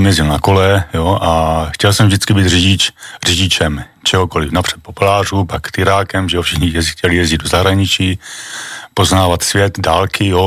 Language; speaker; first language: Czech; native; Czech